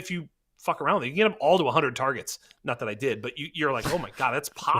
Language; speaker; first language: English; native; English